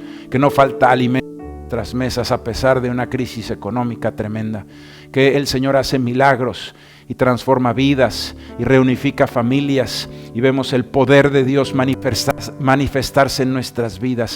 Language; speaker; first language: Spanish; native; Spanish